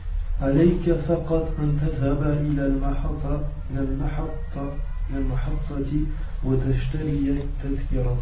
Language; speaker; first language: Arabic; non-native, learner; French